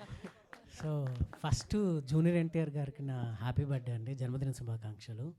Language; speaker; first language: Telugu; native; Telugu